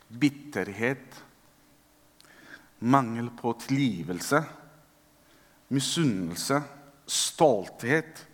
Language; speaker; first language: Norwegian; non-native, fluent; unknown